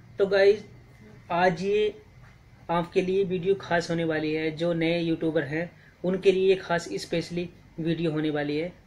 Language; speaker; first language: Hindi; native; Hindi